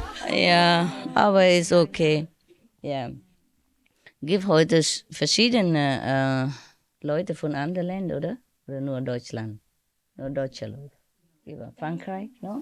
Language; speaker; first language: German; non-native, learner; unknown